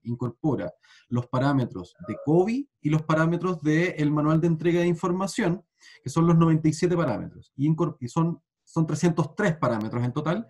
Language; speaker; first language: Spanish; native; Spanish